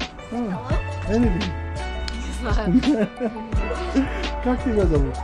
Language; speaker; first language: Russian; non-native, learner; Hindi